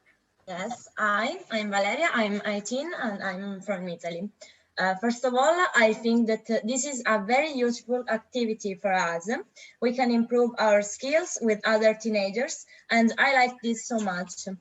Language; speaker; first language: English; non-native, learner; Italian